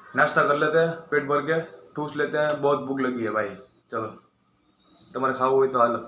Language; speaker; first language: Hindi; non-native, local second language; Gujarati